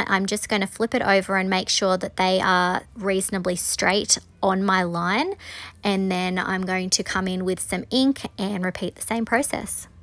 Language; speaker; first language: English; native; English